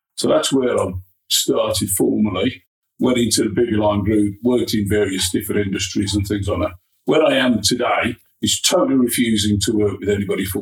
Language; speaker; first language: English; native; English